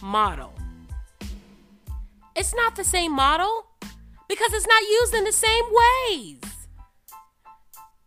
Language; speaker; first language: English; native; English